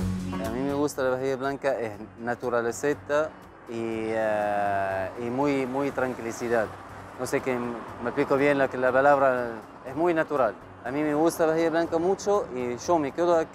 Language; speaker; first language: Spanish; non-native, learner; Arabic